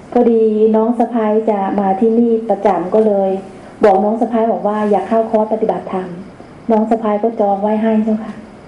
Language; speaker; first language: Thai; native; Thai